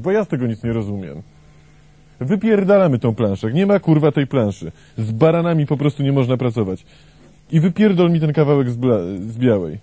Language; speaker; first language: Polish; native; Polish